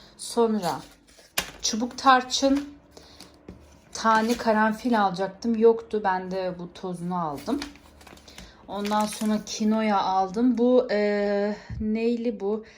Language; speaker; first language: Turkish; early bilingual, heritage; Turkish